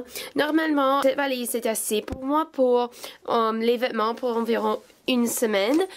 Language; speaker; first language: French; non-native, fluent; English